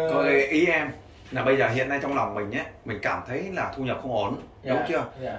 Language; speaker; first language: Vietnamese; native; Vietnamese